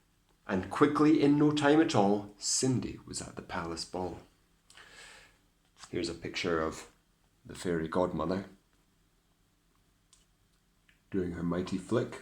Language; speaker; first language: English; native; English